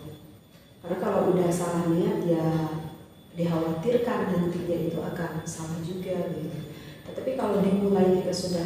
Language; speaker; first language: Indonesian; native; Indonesian